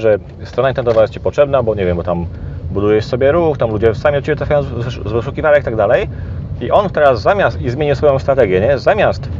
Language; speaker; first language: Polish; native; Polish